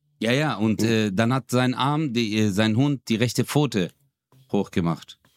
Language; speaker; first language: German; early bilingual, other home language; Turkish